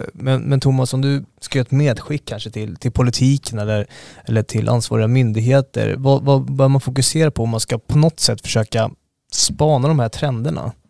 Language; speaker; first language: Swedish; native; Swedish